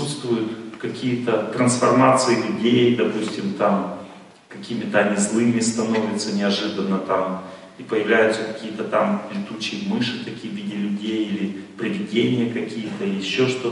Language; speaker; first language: Russian; native; Russian